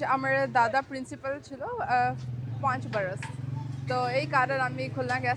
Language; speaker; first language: Bangla; early bilingual, heritage; Urdu